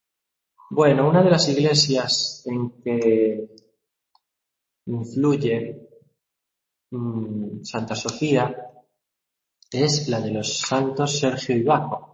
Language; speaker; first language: Spanish; native; Spanish